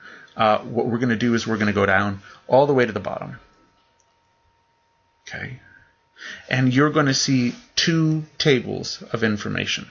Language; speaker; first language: English; native; English